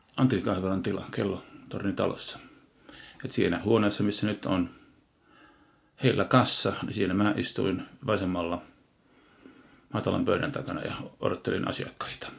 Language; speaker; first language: Finnish; native; Finnish